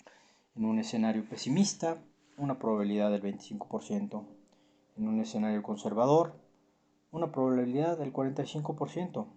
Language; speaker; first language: Spanish; native; Spanish